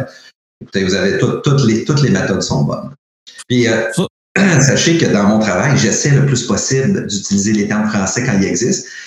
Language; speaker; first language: French; native; French